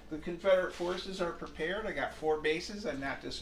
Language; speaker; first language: English; native; English